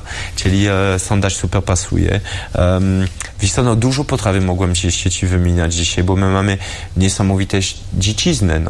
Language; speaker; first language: Polish; early bilingual, heritage; French